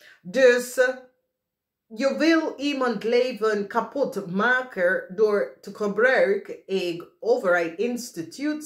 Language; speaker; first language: Dutch; non-native, fluent; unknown